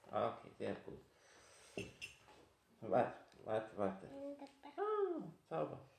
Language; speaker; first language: German; non-native, fluent; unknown